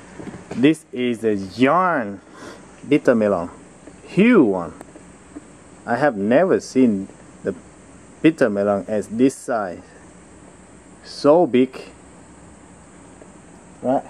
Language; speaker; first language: English; non-native, fluent; Vietnamese